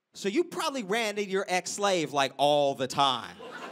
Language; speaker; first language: English; native; English